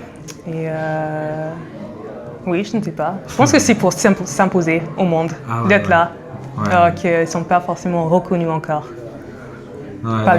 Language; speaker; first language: French; non-native, fluent; English